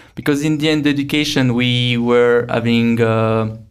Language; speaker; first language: English; non-native, fluent; French